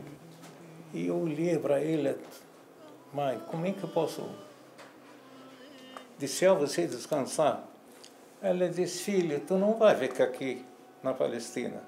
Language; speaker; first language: Portuguese; non-native, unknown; Arabic